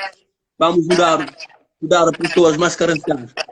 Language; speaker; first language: Portuguese; non-native, learner; Kabuverdianu